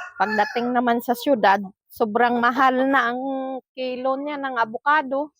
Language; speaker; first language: Filipino; non-native, local second language; Cebuano